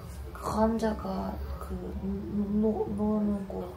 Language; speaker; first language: Korean; non-native, learner; Ukrainian